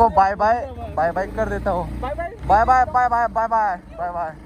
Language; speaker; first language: Hindi; non-native, local second language; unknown